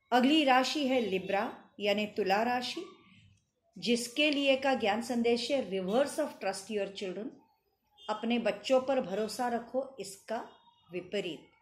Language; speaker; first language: Hindi; non-native, local second language; Marathi